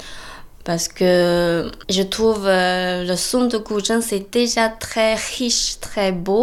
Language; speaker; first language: French; non-native, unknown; Chinese